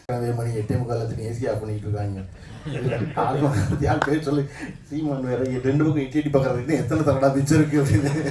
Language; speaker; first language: Tamil; native; Tamil